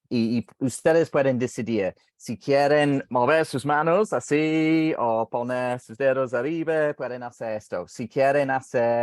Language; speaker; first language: Spanish; non-native, fluent; English